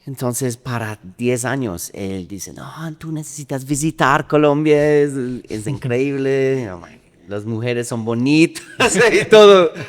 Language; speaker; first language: Spanish; non-native, learner; English